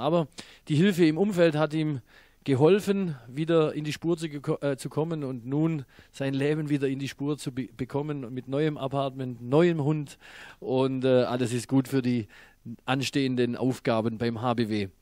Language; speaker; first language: German; native; German